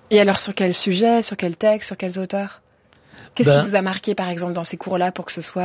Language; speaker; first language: French; native; French